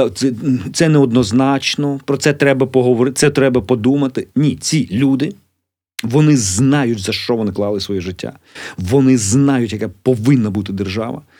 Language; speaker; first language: Ukrainian; native; Ukrainian